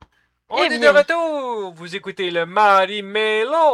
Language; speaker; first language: French; native; French